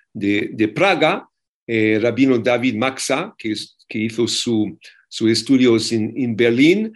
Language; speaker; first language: Spanish; non-native, fluent; English